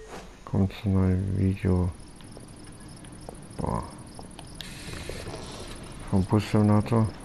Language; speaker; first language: German; native; German